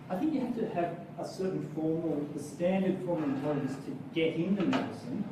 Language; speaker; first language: English; native; English